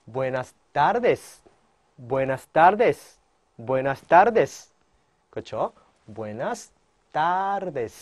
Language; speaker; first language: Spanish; non-native, fluent; Korean